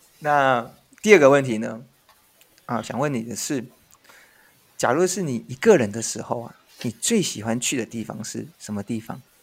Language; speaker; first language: Chinese; native; Chinese